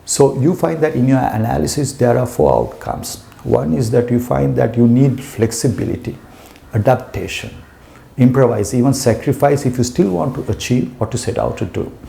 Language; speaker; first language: English; non-native, local second language; Sinhala